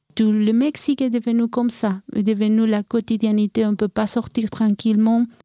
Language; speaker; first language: French; non-native, fluent; Spanish